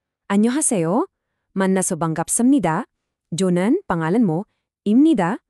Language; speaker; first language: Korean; non-native, fluent; Filipino